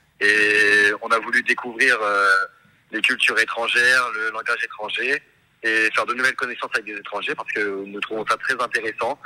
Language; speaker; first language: French; non-native, local second language; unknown